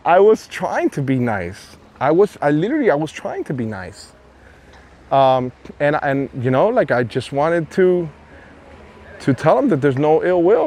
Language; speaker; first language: English; early bilingual, other home language; Spanish